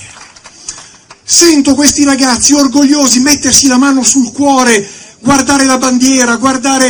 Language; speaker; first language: Italian; native; Italian